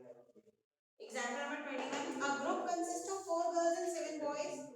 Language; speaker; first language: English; non-native, local second language; Hindi